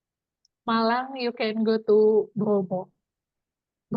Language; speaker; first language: English; non-native, fluent; Indonesian